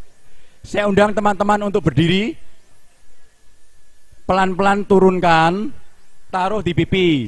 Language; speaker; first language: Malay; non-native, local second language; Javanese